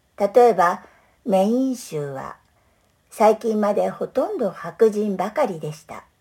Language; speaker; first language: Japanese; non-native, fluent; English